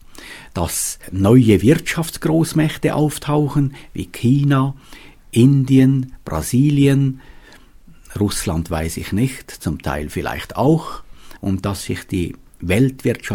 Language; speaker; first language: German; native; German